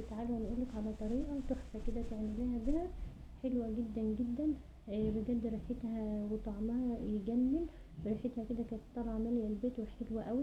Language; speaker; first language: Arabic; native; Arabic